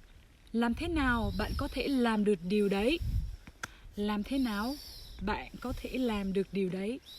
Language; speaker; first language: Vietnamese; non-native, fluent; French